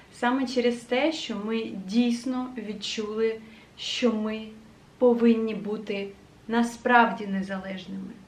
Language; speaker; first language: Ukrainian; native; Ukrainian